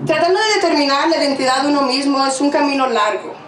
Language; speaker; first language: Spanish; early bilingual, other home language; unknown